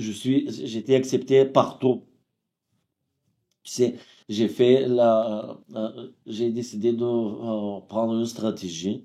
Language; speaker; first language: French; non-native, fluent; Bulgarian